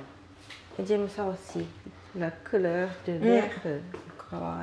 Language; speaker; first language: French; non-native, learner; Japanese